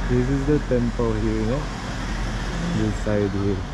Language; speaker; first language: English; non-native, learner; Portuguese